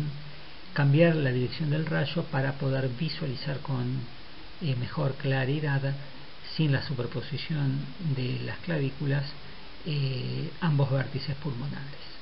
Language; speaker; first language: Spanish; native; Spanish